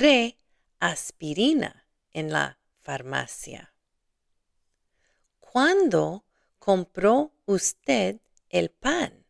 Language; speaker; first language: Spanish; non-native, fluent; English